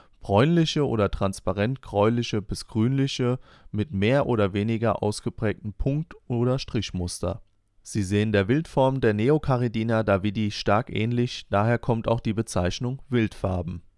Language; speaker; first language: German; native; German